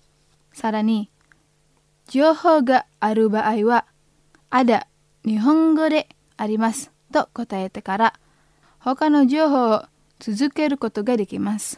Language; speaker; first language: Japanese; non-native, fluent; Indonesian